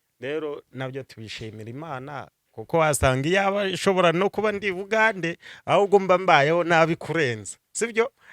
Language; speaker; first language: Kinyarwanda; early bilingual, other home language; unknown